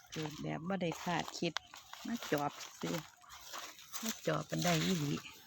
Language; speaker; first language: Thai; native; Thai